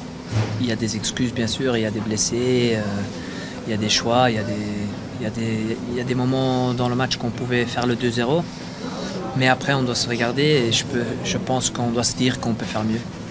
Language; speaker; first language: French; non-native, fluent; Dutch